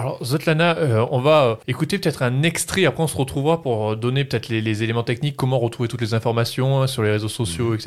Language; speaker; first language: French; native; French